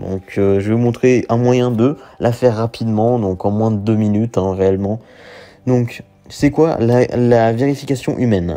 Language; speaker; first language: French; native; French